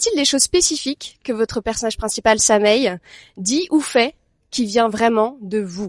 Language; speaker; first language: French; native; French